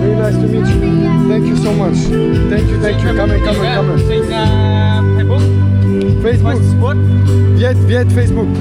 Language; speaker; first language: English; non-native, learner; French